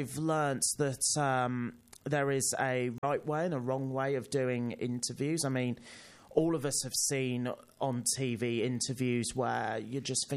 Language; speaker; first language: English; native; English